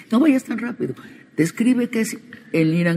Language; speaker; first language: Spanish; native; Spanish